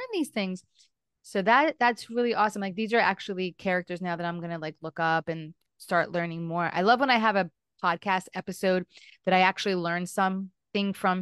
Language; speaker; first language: English; native; English